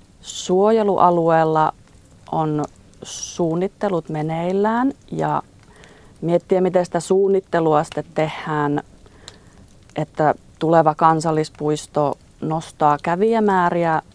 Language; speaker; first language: Finnish; native; Finnish